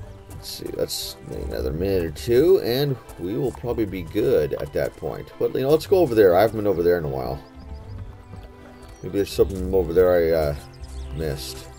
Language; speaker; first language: English; native; English